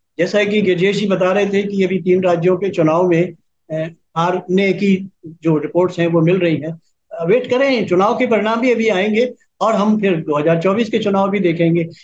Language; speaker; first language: Hindi; native; Hindi